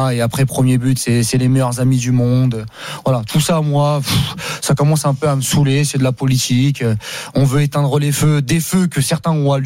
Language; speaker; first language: French; native; French